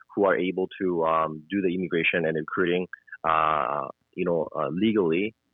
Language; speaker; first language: English; non-native, fluent; Korean